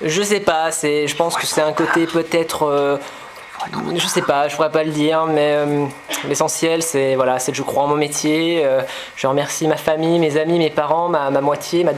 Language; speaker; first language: French; native; French